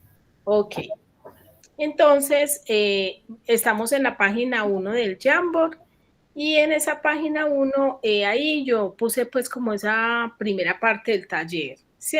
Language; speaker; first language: Spanish; native; Spanish